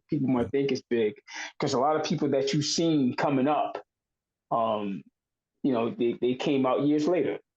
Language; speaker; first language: English; native; English